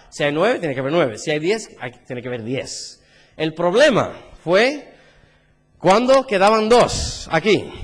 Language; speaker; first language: Spanish; early bilingual, heritage; Spanish